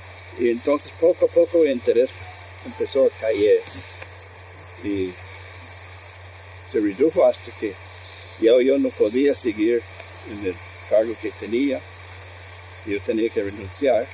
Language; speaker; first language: Spanish; non-native, fluent; English